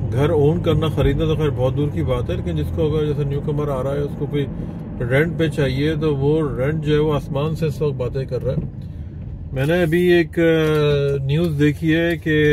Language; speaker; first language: Urdu; native; Urdu